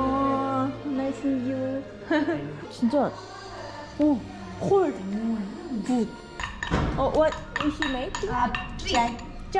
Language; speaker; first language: English; non-native, learner; Korean